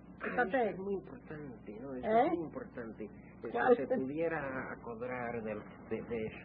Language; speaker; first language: Spanish; non-native, fluent; English